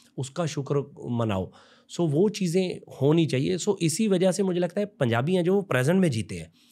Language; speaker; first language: Hindi; non-native, local second language; Punjabi